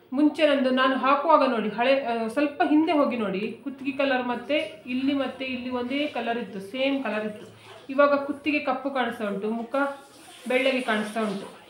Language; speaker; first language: Kannada; non-native, local second language; Konkani